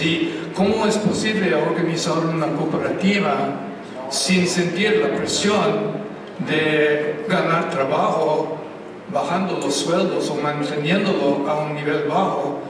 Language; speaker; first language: Spanish; non-native, fluent; English